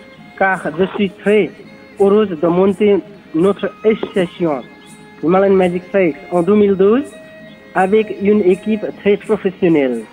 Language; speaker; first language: French; non-native, learner; Nepali